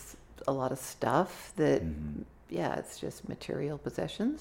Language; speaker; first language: English; native; English